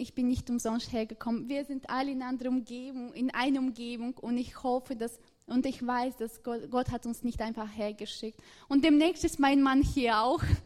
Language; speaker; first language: German; non-native, fluent; Russian